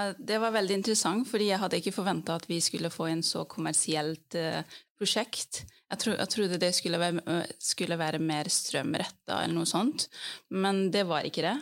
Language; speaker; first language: Norwegian; early bilingual, other home language; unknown